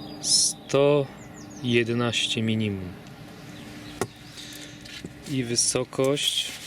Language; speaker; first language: Polish; native; Polish